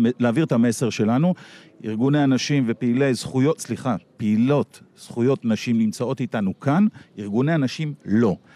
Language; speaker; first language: Hebrew; native; Hebrew